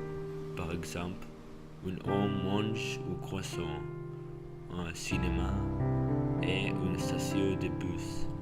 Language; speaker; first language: French; non-native, learner; English